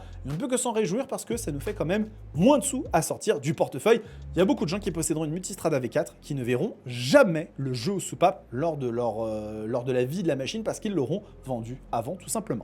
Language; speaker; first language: French; native; French